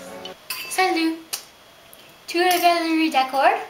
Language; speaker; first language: French; non-native, learner; English